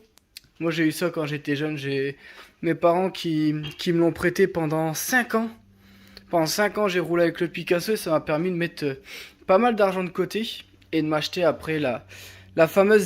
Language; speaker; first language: French; native; French